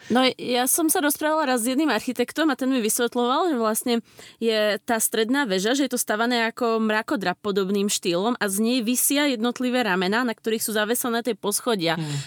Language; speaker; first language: Slovak; native; Slovak